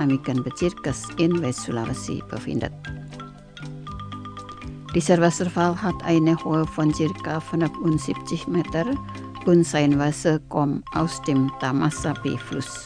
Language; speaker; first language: German; non-native, fluent; Indonesian